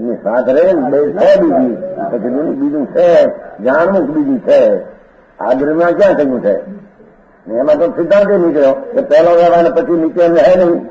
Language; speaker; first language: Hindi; non-native, local second language; Gujarati